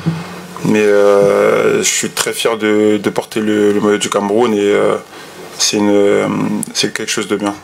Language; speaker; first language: French; native; French